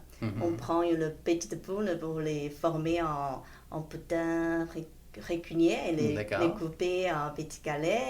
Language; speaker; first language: French; non-native, fluent; Chinese